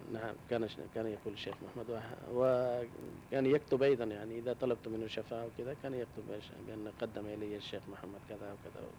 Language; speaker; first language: Arabic; non-native, local second language; Urdu